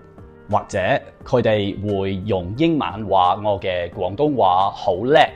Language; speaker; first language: Cantonese; non-native, fluent; English